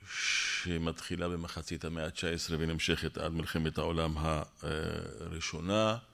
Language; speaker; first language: Hebrew; non-native, local second language; Arabic